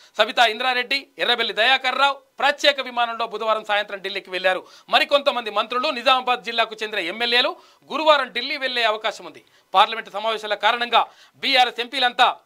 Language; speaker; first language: Telugu; native; Telugu